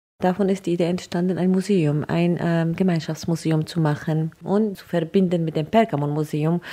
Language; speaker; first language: German; non-native, fluent; Arabic